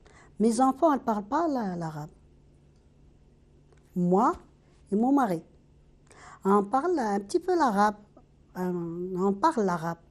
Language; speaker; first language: French; non-native, learner; Arabic